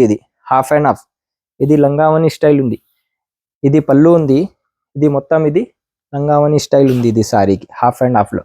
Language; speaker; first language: Telugu; non-native, local second language; Urdu